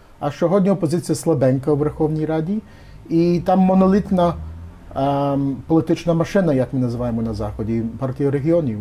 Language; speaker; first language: Ukrainian; early bilingual, heritage; Ukrainian